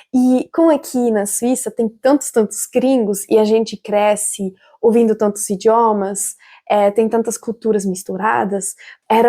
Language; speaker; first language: Portuguese; non-native, fluent; German